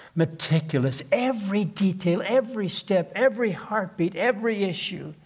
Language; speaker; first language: English; non-native, fluent; Plautdietsch